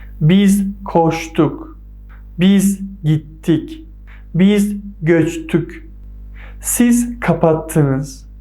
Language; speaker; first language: Turkish; non-native, fluent; Persian